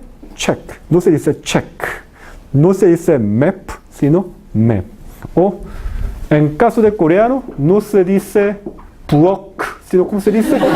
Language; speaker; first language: Spanish; non-native, fluent; Korean